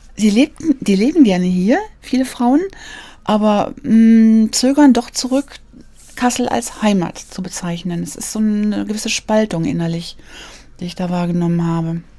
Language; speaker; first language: German; native; German